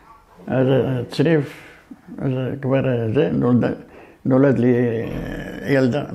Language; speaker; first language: Hebrew; early bilingual, other home language; Arabic